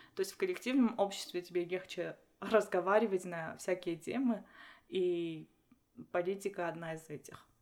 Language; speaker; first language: Russian; non-native, local second language; Armenian